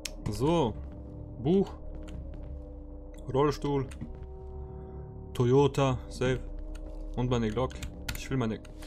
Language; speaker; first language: German; native; German